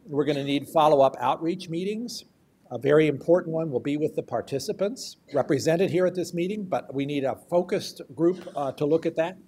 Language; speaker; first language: English; native; English